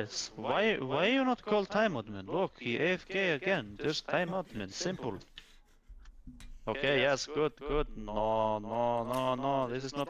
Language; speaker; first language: English; non-native, fluent; Icelandic